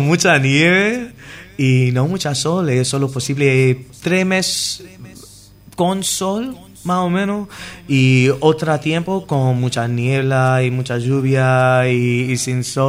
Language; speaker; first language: Spanish; non-native, learner; English